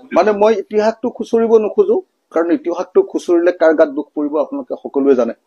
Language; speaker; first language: Assamese; native; Assamese